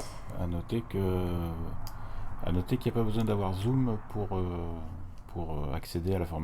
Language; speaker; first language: French; native; French